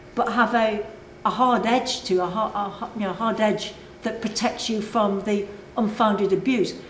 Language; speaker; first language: English; native; English